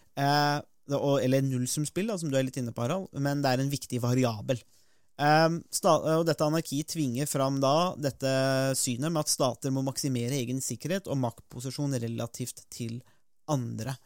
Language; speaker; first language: Norwegian; native; Norwegian